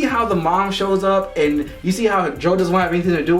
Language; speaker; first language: English; native; English